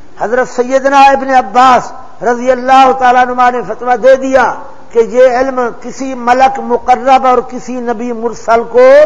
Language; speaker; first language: Urdu; non-native, local second language; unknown